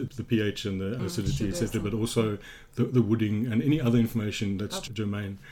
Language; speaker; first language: English; native; English